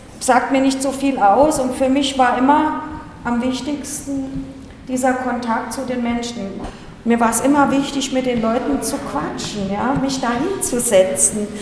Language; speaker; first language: German; native; German